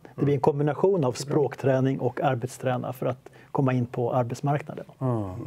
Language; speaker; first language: Swedish; native; Swedish